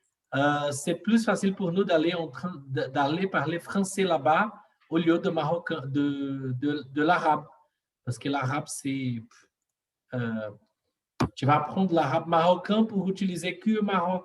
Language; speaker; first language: French; non-native, learner; Portuguese